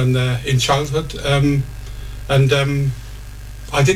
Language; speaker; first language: English; native; English